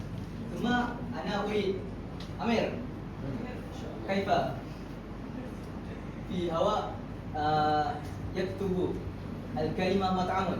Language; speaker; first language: Arabic; non-native, learner; Malay